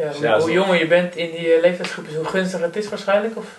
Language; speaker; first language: Dutch; native; Dutch